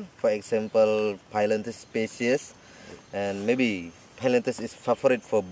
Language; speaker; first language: English; non-native, learner; Indonesian